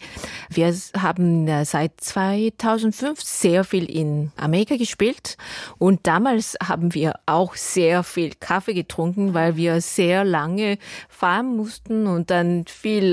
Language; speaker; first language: German; non-native, fluent; Korean